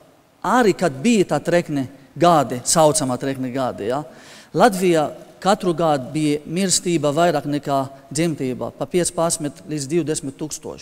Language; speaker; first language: Latvian; non-native, fluent; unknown